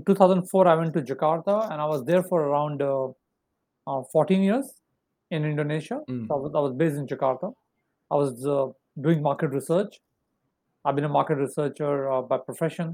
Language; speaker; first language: English; non-native, local second language; Hindi